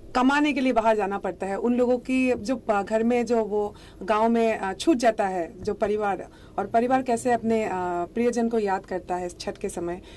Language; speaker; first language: Hindi; non-native, local second language; Assamese